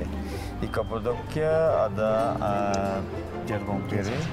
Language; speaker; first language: Indonesian; non-native, fluent; Turkish